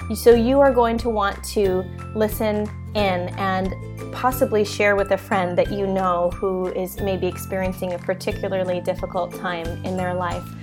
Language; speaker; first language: English; native; English